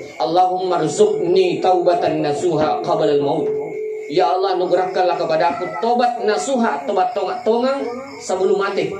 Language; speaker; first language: Indonesian; non-native, local second language; Buginese